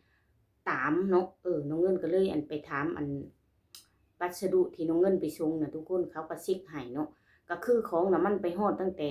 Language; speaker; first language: Thai; non-native, local second language; Lao